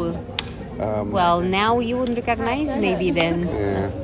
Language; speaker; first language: English; non-native, fluent; Russian